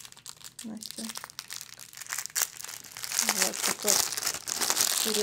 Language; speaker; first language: Russian; native; Russian